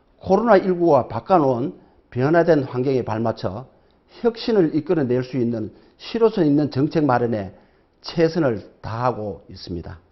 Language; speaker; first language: Korean; native; Korean